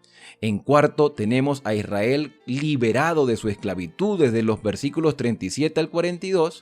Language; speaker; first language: Spanish; native; Spanish